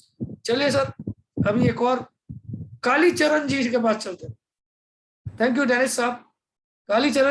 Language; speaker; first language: Hindi; native; Hindi